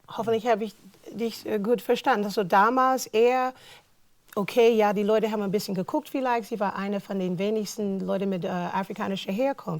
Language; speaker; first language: German; non-native, fluent; English